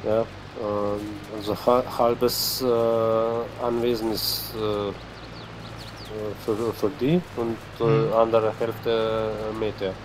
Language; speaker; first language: German; non-native, fluent; Slovenian